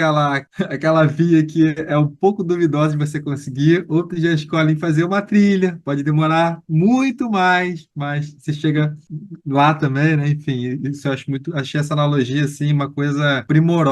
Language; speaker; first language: Portuguese; native; Portuguese